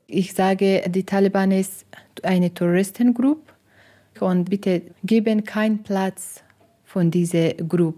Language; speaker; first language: German; non-native, learner; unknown